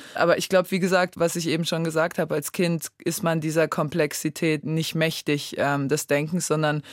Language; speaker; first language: German; non-native, local second language; Serbian